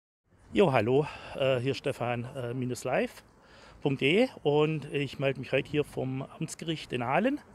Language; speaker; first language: German; native; German